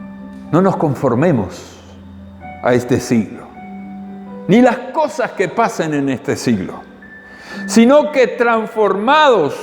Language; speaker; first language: Spanish; native; Spanish